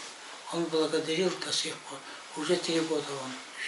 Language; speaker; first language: Russian; non-native, local second language; Yakut